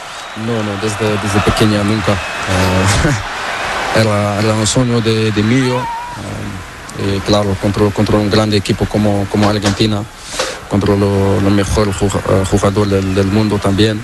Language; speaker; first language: Spanish; non-native, learner; Portuguese